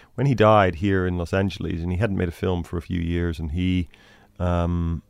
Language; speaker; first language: English; native; English